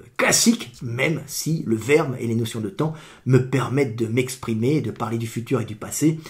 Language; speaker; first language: French; native; French